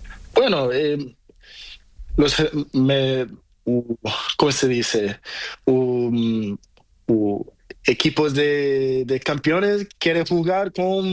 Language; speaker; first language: Spanish; non-native, learner; Portuguese